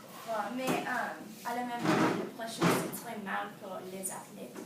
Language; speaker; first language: French; non-native, learner; English